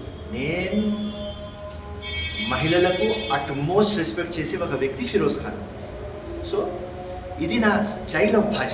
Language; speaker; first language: Telugu; non-native, local second language; Urdu